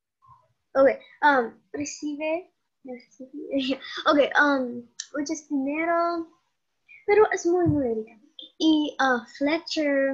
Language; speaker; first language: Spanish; non-native, learner; English